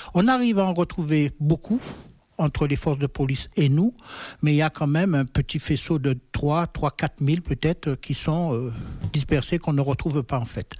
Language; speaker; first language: French; native; French